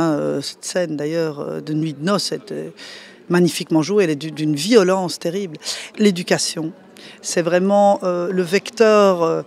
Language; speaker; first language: French; native; French